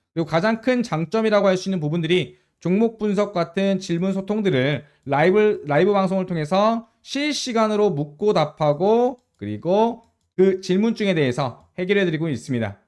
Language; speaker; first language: Korean; native; Korean